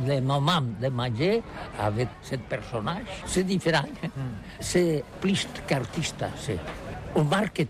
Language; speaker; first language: French; non-native, learner; Catalan